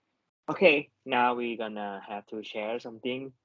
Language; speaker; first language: English; non-native, learner; Thai